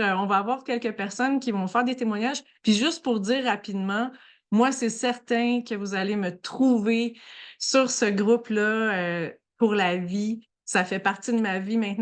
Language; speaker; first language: French; native; French